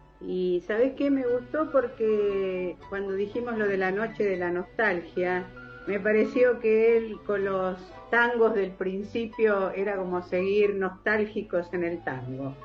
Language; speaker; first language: Spanish; native; Spanish